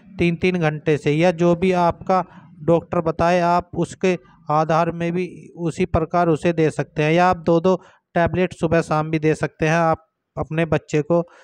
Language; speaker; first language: Hindi; native; Hindi